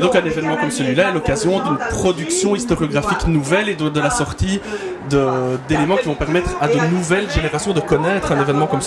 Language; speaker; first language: French; native; French